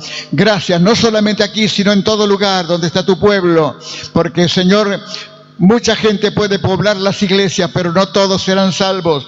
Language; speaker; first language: Spanish; native; Spanish